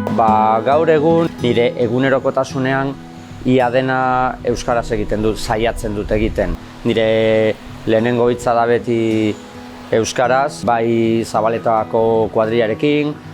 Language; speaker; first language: Basque; non-native, local second language; Galician